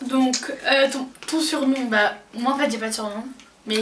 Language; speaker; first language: French; native; French